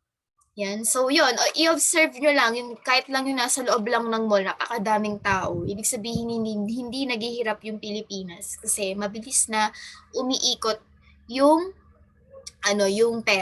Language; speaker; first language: Filipino; native; Filipino